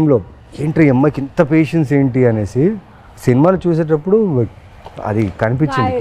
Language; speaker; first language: Telugu; native; Telugu